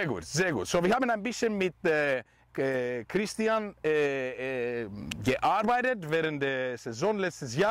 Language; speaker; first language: German; non-native, fluent; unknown